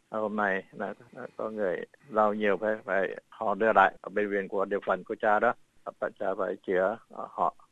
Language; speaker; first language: Vietnamese; early bilingual, heritage; Vietnamese